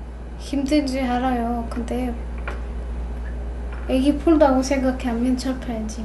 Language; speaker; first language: Korean; non-native, learner; Amharic